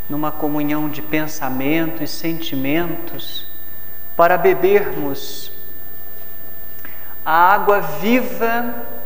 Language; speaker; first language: Portuguese; native; Portuguese